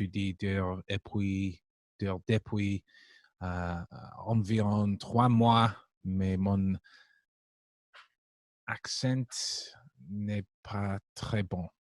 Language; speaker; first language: French; non-native, learner; English